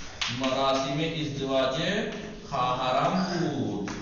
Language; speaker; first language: Persian; non-native, fluent; Urdu